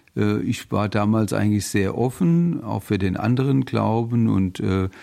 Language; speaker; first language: German; native; German